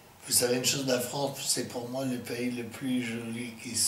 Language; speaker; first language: French; non-native, fluent; English